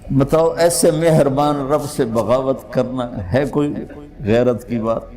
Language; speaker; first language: Urdu; non-native, local second language; Punjabi